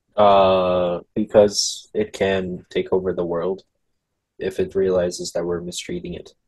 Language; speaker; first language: English; early bilingual, other home language; Russian